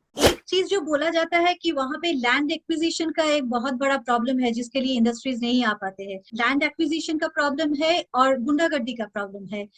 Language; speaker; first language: Hindi; non-native, local second language; Bangla